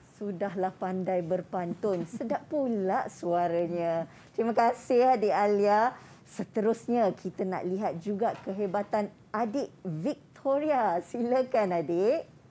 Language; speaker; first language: Malay; native; Malay